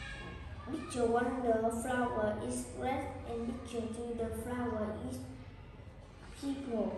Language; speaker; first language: English; non-native, learner; Vietnamese